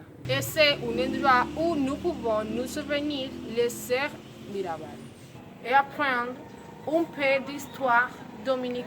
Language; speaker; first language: French; non-native, learner; Spanish